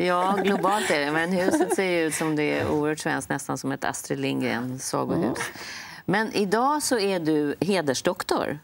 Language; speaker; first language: Swedish; native; Swedish